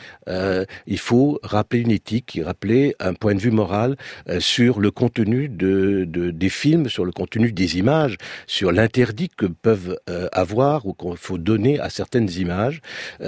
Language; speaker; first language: French; early bilingual, other home language; Romanian